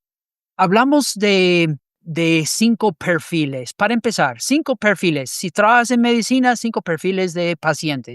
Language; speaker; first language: Spanish; non-native, fluent; English